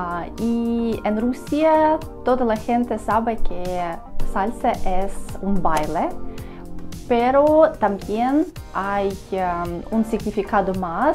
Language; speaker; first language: Spanish; non-native, learner; Russian